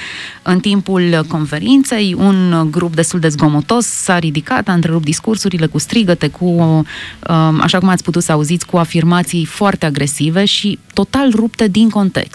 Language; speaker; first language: Romanian; native; Romanian